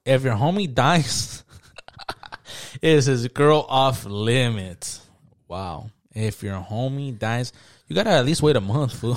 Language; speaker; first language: English; early bilingual, other home language; Spanish